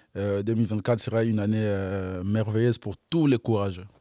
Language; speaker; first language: French; non-native, local second language; Lingala